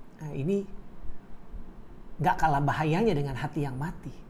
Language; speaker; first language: Indonesian; native; Indonesian